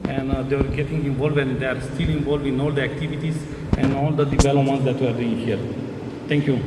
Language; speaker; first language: English; non-native, fluent; Romanian